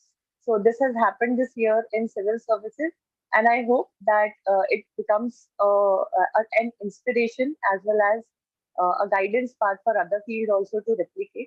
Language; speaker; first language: English; non-native, local second language; Hindi